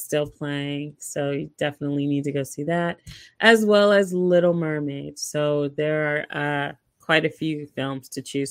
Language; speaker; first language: English; native; English